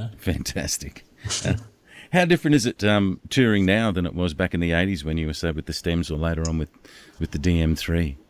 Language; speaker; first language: English; native; English